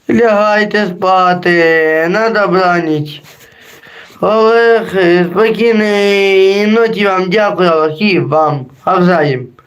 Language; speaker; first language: Ukrainian; native; Ukrainian